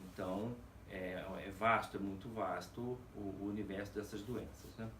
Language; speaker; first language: Portuguese; native; Portuguese